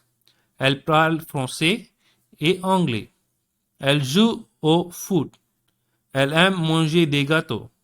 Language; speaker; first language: French; non-native, learner; Tamil